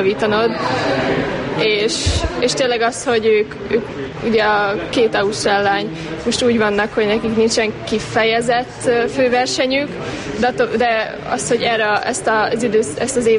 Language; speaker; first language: Hungarian; native; Hungarian